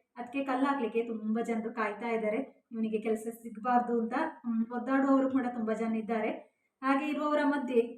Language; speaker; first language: Kannada; non-native, local second language; Tulu